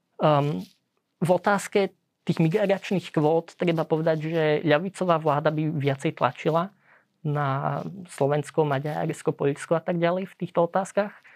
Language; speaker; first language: Slovak; early bilingual, heritage; Slovak